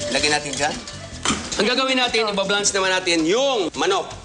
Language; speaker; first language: Filipino; non-native, local second language; Cebuano